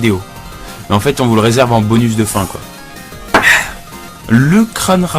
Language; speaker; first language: French; native; French